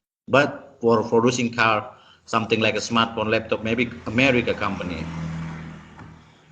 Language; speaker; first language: English; non-native, learner; Indonesian